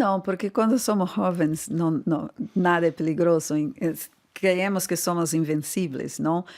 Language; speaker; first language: Spanish; non-native, fluent; Portuguese